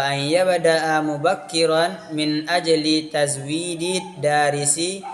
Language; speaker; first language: Arabic; non-native, learner; Indonesian